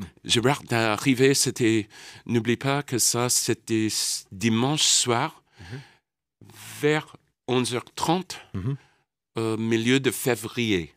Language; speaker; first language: French; non-native, learner; English